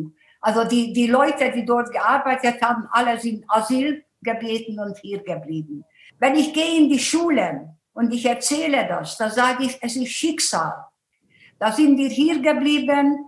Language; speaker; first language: German; non-native, fluent; Hungarian